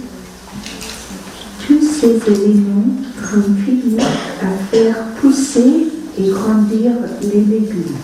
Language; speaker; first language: French; non-native, fluent; Vietnamese